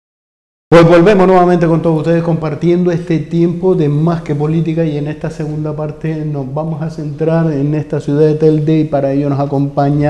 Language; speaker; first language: Spanish; native; Spanish